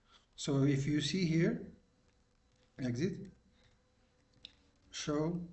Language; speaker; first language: English; non-native, local second language; Amharic